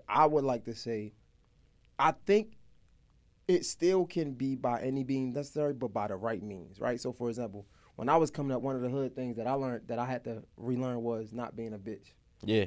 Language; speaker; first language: English; native; English